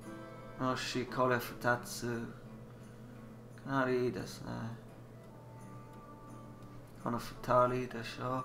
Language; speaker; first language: Japanese; non-native, learner; English